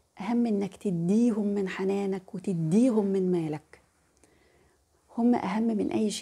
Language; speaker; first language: Arabic; native; Arabic